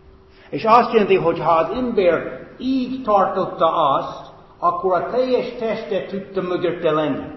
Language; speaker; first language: Hungarian; non-native, fluent; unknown